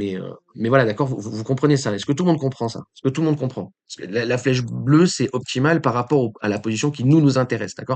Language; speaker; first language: French; native; French